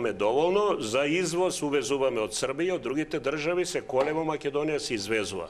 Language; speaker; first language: Macedonian; native; Macedonian